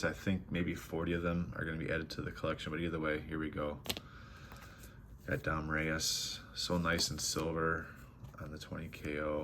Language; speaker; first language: English; native; English